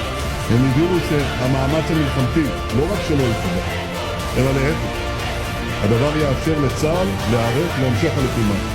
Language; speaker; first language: Hebrew; native; Hebrew